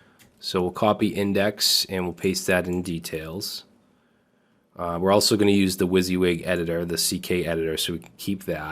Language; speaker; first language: English; native; English